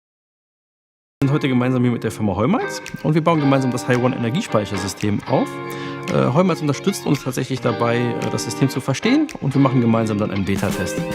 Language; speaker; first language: German; native; German